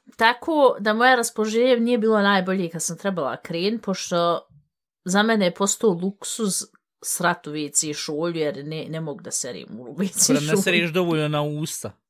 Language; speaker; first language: Bosnian; early bilingual, heritage; Bosnian